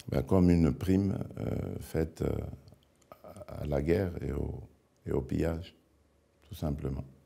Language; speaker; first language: French; non-native, local second language; Lingala